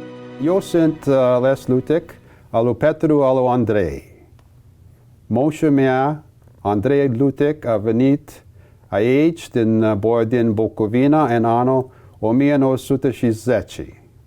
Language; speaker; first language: Romanian; early bilingual, heritage; English